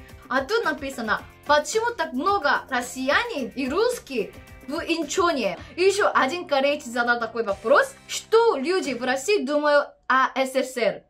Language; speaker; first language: Russian; non-native, learner; Korean